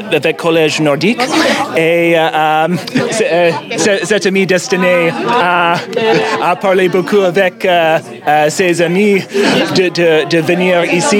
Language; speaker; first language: French; non-native, learner; English